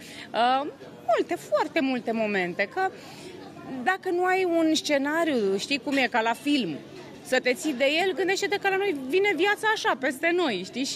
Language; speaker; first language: Romanian; native; Romanian